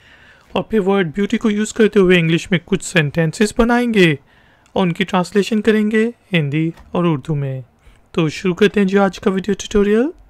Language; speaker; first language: Hindi; non-native, local second language; Punjabi